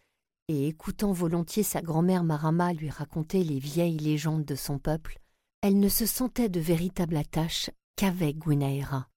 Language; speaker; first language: French; native; French